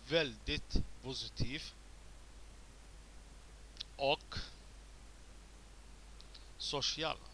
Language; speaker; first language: Swedish; non-native, fluent; Somali